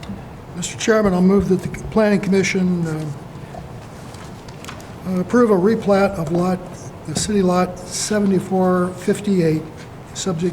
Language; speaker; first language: English; native; English